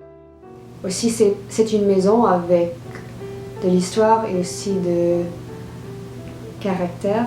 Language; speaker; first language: French; non-native, fluent; English